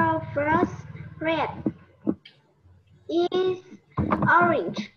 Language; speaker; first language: English; non-native, learner; Vietnamese